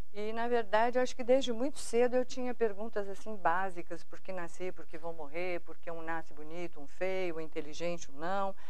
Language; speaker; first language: Portuguese; native; Portuguese